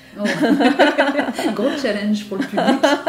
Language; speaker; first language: French; native; French